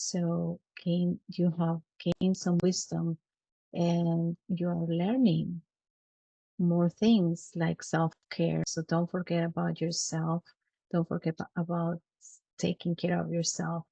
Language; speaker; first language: English; non-native, fluent; Spanish